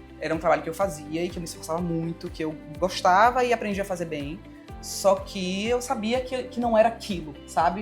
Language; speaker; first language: Portuguese; early bilingual, heritage; Portuguese